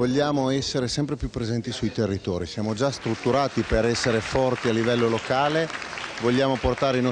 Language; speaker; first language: Italian; native; Italian